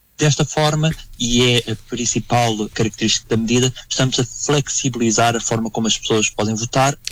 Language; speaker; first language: Portuguese; native; Portuguese